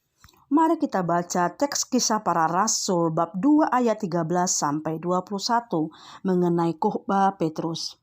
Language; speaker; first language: Indonesian; native; Indonesian